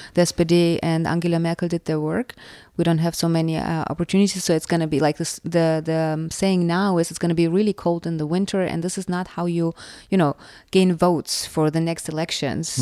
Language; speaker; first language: English; non-native, fluent; Russian